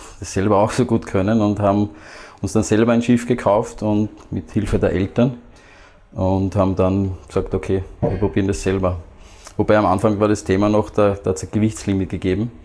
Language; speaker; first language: German; native; German